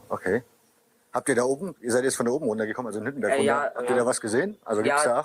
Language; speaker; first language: German; native; German